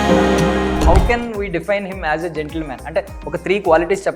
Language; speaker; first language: Telugu; native; Telugu